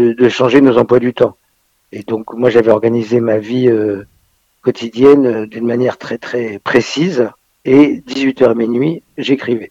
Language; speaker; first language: French; native; French